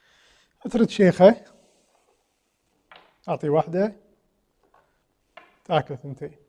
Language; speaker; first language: Arabic; native; Arabic